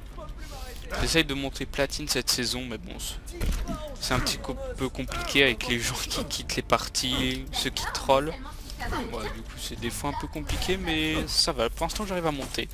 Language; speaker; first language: French; native; French